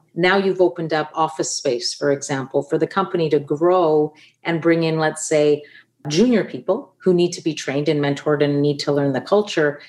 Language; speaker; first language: English; non-native, fluent; Italian